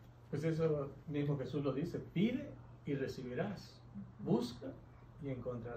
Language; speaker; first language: Spanish; native; Spanish